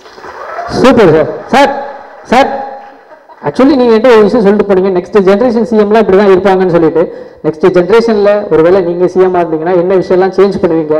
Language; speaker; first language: Tamil; native; Tamil